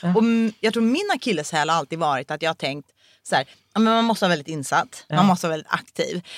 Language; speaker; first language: Swedish; native; Swedish